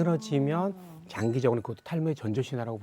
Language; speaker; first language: Korean; native; Korean